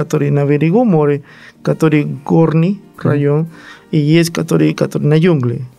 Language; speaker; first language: Russian; non-native, learner; Spanish